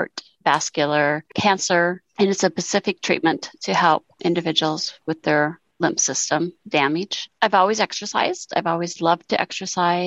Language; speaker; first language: English; native; English